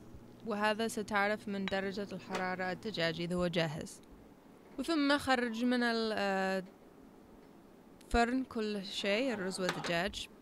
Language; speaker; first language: Arabic; non-native, learner; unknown